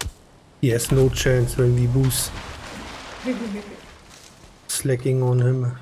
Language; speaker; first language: English; non-native, learner; German